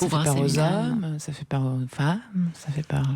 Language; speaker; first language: French; native; French